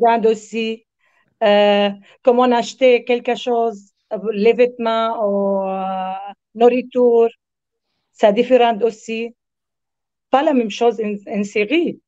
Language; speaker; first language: French; non-native, learner; Arabic